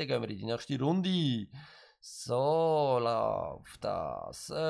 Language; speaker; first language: German; native; German